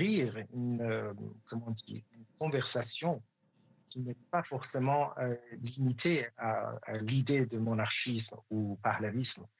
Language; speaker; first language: French; non-native, fluent; Persian